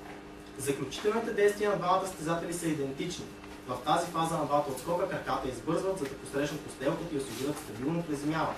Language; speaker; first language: Bulgarian; native; Bulgarian